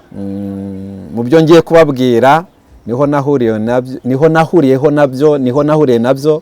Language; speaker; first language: Kinyarwanda; early bilingual, heritage; Kinyarwanda